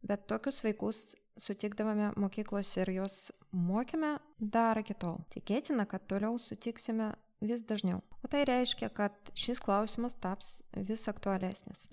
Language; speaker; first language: Lithuanian; non-native, local second language; Russian